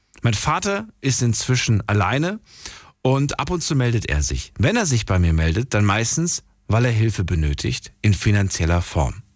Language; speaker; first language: German; native; German